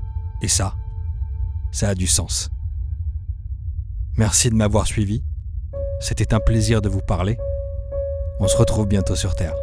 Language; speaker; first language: French; native; French